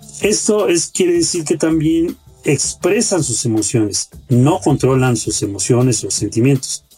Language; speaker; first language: Spanish; native; Spanish